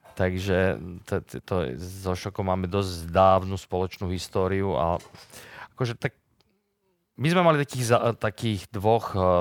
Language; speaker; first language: Slovak; native; Slovak